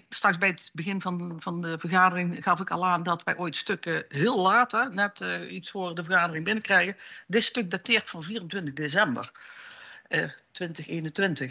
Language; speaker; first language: Dutch; native; Dutch